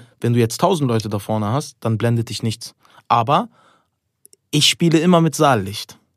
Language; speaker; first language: German; early bilingual, other home language; Turkish